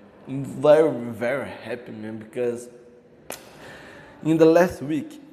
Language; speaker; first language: English; non-native, learner; Portuguese